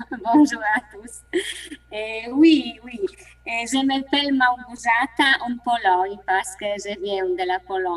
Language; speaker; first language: French; non-native, learner; Polish